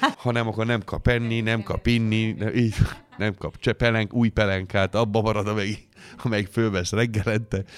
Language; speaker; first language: Hungarian; non-native, fluent; Italian